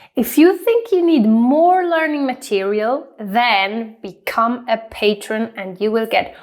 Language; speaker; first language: English; non-native, fluent; German